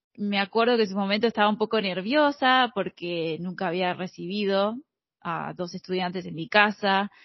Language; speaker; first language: Spanish; native; Spanish